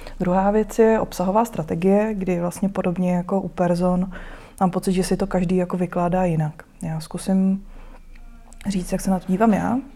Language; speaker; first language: Czech; native; Czech